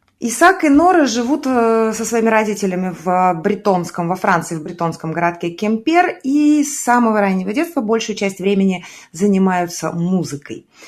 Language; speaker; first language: Russian; native; Russian